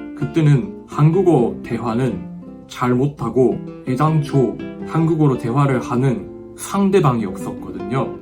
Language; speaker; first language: Korean; non-native, fluent; Japanese